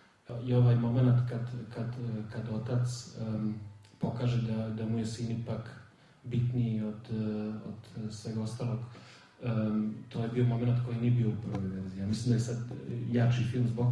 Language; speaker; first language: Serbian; early bilingual, heritage; Serbian